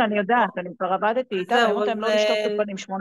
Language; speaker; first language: Hebrew; native; Hebrew